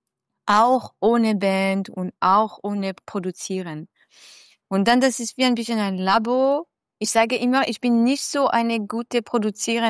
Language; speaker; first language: German; non-native, fluent; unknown